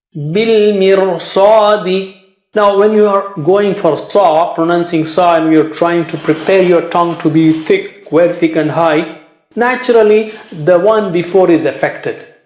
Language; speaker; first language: English; non-native, fluent; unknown